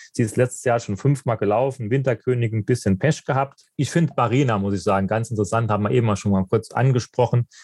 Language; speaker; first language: German; native; German